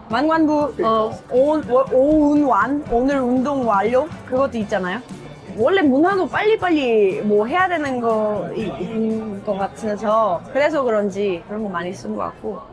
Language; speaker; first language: Korean; non-native, fluent; English